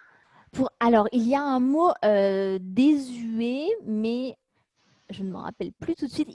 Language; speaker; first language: French; native; French